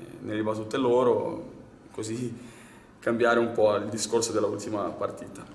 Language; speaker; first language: Italian; non-native, fluent; Portuguese